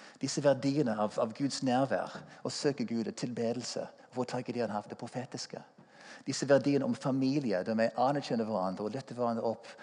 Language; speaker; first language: Norwegian; non-native, fluent; English